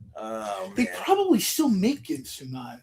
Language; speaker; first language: English; native; English